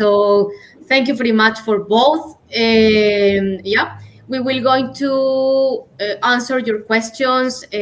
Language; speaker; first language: English; non-native, learner; Spanish